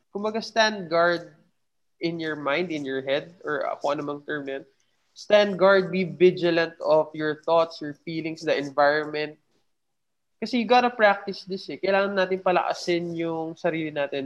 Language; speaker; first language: English; non-native, local second language; Filipino